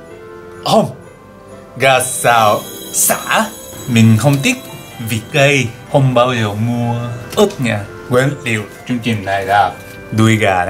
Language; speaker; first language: Vietnamese; non-native, learner; Japanese